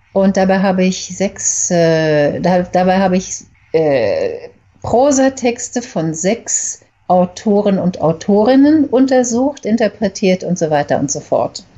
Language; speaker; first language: German; native; German